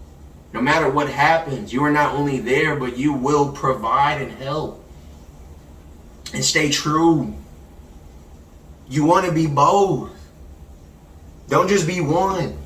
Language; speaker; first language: English; native; English